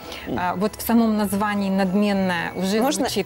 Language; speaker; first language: Russian; native; Russian